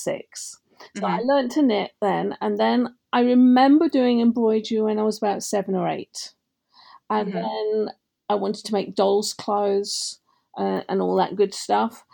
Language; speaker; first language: English; native; English